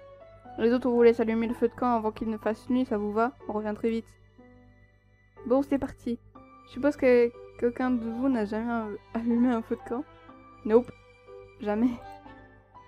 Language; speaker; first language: French; native; French